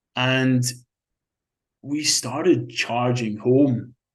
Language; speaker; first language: English; native; English